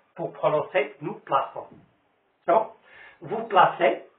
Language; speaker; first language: French; non-native, local second language; Arabic